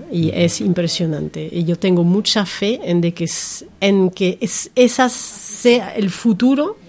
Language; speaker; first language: Spanish; non-native, fluent; French